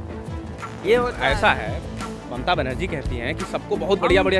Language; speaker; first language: Hindi; native; Hindi